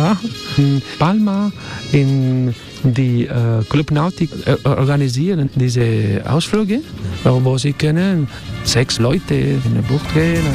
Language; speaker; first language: German; non-native, learner; Spanish